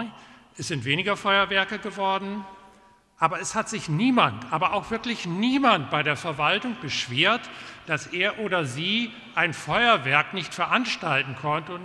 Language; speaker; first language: German; native; German